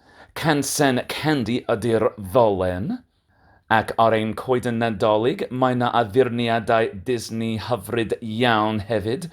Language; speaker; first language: Welsh; non-native, learner; English